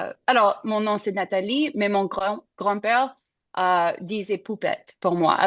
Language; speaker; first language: French; non-native, fluent; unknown